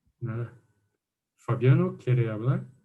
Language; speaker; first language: Spanish; non-native, fluent; Portuguese